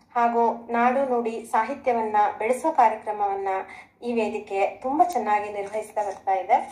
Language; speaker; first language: Kannada; native; Kannada